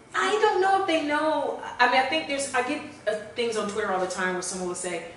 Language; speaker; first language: English; native; English